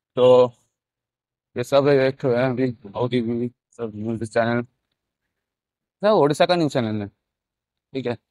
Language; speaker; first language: Hindi; non-native, local second language; Odia